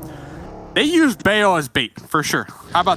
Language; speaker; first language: English; native; English